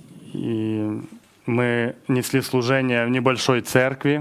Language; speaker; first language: Polish; non-native, learner; Russian